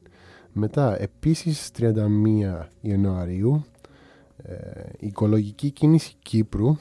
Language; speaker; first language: Greek; native; Greek